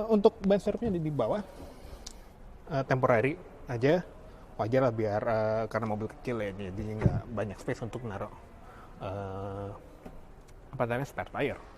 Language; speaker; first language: Indonesian; native; Indonesian